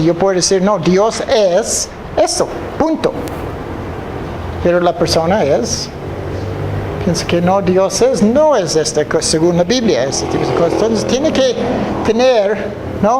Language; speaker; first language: Spanish; non-native, fluent; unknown